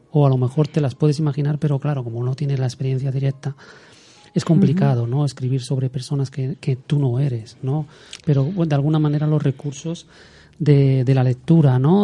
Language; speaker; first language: Spanish; native; Spanish